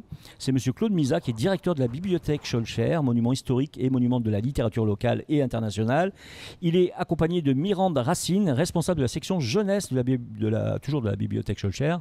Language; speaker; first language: French; native; French